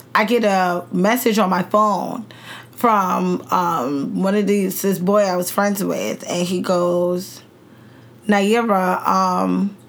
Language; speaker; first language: English; native; English